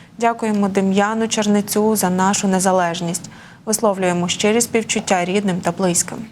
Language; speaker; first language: Ukrainian; native; Ukrainian